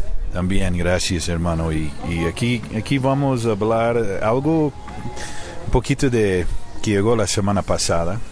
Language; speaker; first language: Spanish; non-native, learner; English